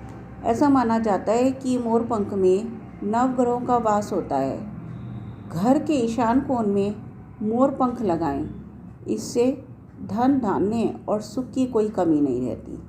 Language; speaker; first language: Hindi; native; Hindi